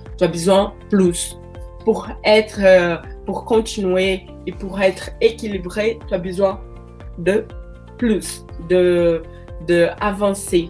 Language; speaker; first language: French; non-native, learner; Portuguese